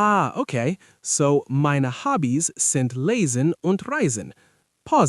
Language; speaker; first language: German; non-native, learner; English